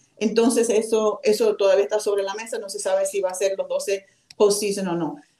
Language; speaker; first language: Spanish; native; Spanish